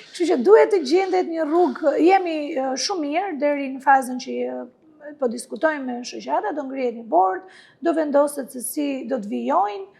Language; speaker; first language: Albanian; non-native, local second language; Greek